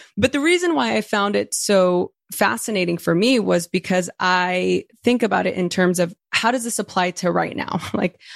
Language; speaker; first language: English; early bilingual, other home language; Spanish